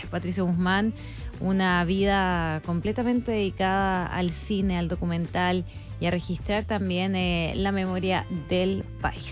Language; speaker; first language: Spanish; native; Spanish